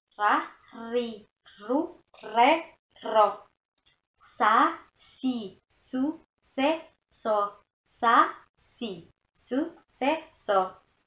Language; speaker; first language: Russian; non-native, learner; Indonesian